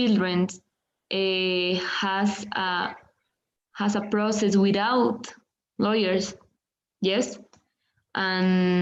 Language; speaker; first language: English; non-native, learner; Spanish